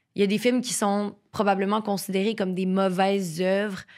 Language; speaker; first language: French; native; French